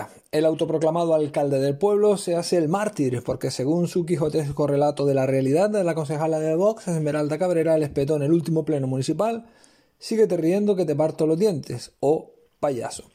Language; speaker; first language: Spanish; native; Spanish